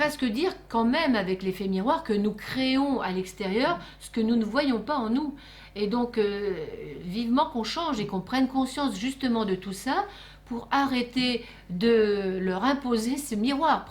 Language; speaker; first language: French; native; French